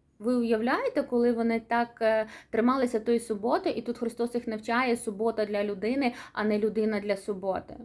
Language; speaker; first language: Ukrainian; non-native, local second language; Russian